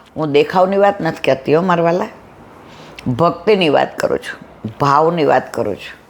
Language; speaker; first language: Gujarati; native; Gujarati